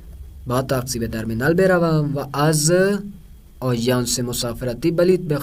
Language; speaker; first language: Persian; non-native, fluent; Urdu